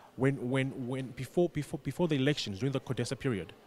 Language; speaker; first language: English; non-native, local second language; Xhosa